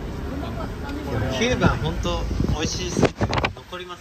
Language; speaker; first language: Japanese; native; Japanese